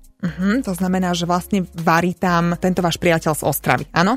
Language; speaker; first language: Slovak; native; Slovak